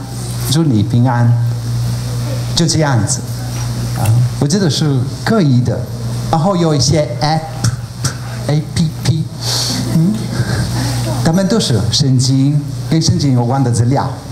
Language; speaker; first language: Chinese; non-native, fluent; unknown